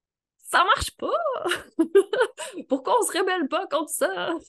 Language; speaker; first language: French; native; French